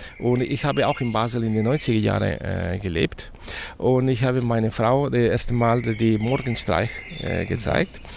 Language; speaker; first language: German; non-native, fluent; Spanish